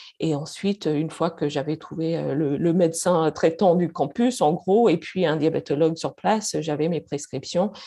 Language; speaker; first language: French; non-native, fluent; English